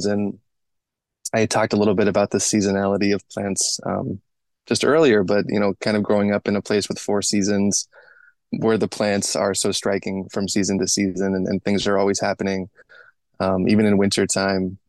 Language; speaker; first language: English; native; English